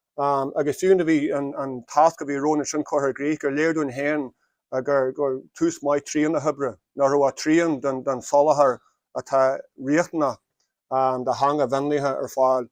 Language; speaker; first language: Irish; native; Irish